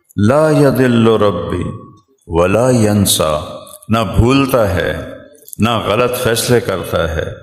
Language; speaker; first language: Urdu; non-native, local second language; Punjabi